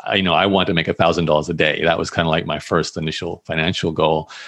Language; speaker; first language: English; native; English